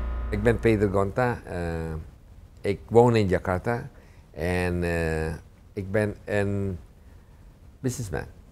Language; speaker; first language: Dutch; non-native, fluent; Indonesian